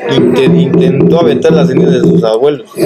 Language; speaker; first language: Spanish; native; Spanish